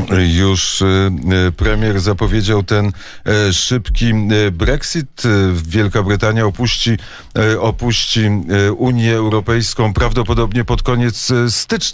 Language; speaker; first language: Polish; native; Polish